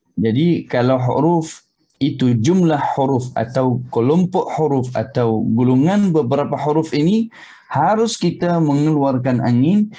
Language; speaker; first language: Malay; non-native, fluent; Arabic